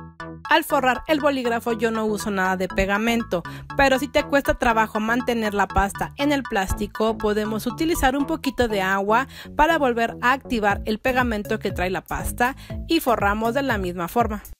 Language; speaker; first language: Spanish; native; Spanish